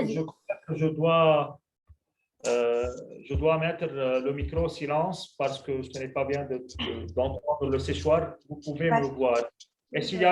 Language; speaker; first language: French; non-native, local second language; Arabic